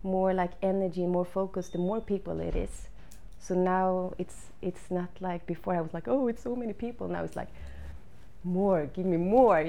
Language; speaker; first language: English; non-native, fluent; Swedish